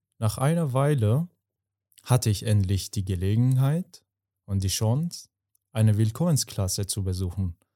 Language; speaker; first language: German; non-native, fluent; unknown